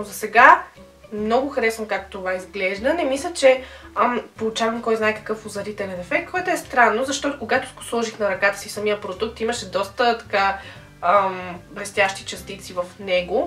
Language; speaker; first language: Bulgarian; native; Bulgarian